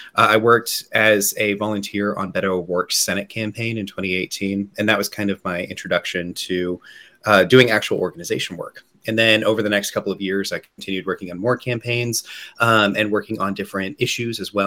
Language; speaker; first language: English; native; English